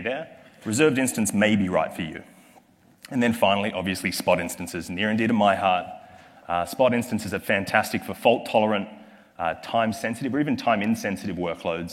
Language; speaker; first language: English; native; English